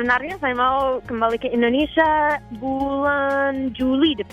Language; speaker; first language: Indonesian; non-native, fluent; English